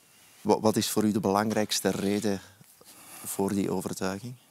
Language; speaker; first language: Dutch; native; Dutch